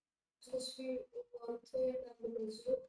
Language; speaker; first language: French; non-native, learner; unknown